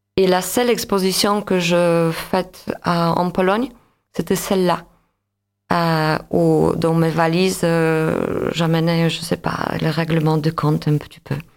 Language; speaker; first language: French; non-native, fluent; Polish